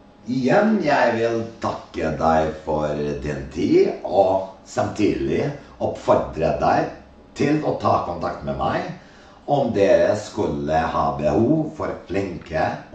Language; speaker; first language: Norwegian; non-native, fluent; Serbian